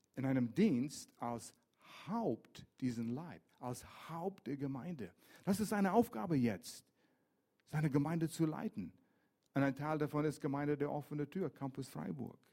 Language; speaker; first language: German; non-native, fluent; English